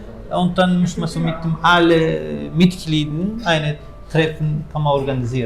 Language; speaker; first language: German; non-native, learner; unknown